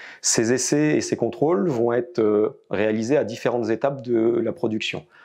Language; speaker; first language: French; native; French